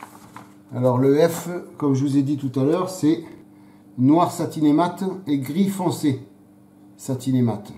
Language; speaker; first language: French; native; French